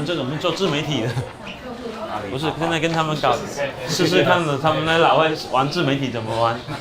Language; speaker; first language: Chinese; native; Chinese